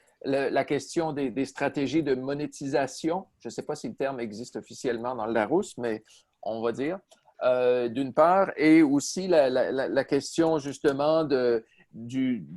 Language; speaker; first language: French; native; French